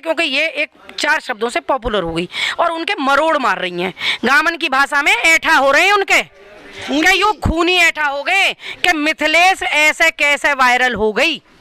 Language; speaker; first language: Hindi; native; Hindi